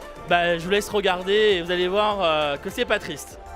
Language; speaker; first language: French; native; French